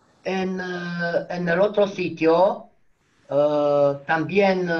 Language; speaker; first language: Spanish; non-native, fluent; Romanian